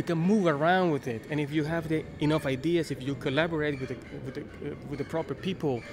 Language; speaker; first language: English; non-native, fluent; Spanish